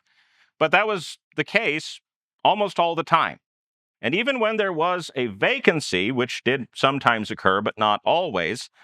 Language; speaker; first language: English; native; English